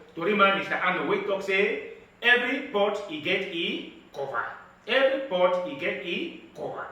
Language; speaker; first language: Nigerian Pidgin; native; Nigerian Pidgin